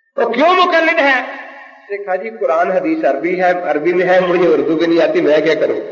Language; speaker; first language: Urdu; non-native, local second language; Punjabi